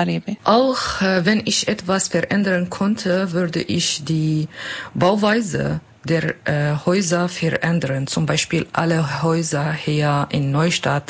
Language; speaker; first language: German; non-native, learner; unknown